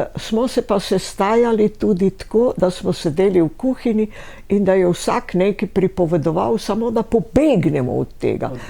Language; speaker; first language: Slovenian; native; Slovenian